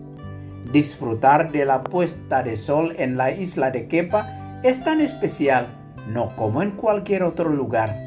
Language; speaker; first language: Spanish; non-native, fluent; Indonesian